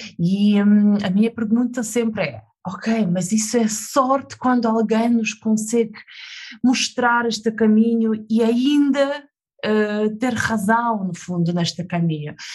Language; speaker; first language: Portuguese; non-native, fluent; Russian